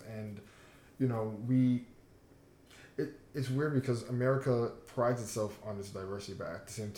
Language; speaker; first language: English; native; English